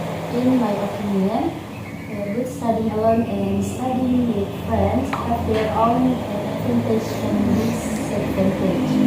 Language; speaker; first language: English; non-native, fluent; Indonesian